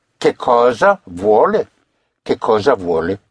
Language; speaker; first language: Italian; non-native, fluent; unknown